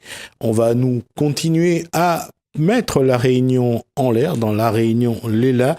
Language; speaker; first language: French; non-native, local second language; Réunion Creole French